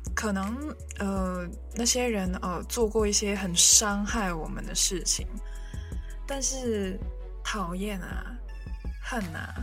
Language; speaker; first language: Chinese; non-native, local second language; Cantonese